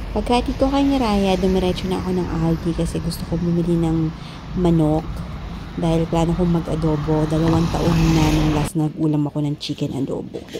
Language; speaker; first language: Filipino; non-native, local second language; Iloko